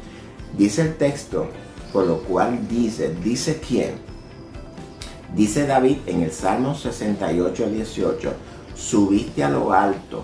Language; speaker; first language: Spanish; native; Spanish